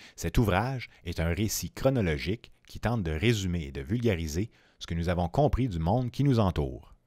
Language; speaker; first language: French; native; French